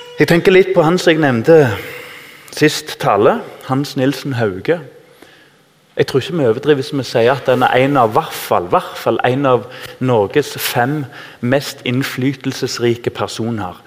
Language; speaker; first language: Norwegian; native; Norwegian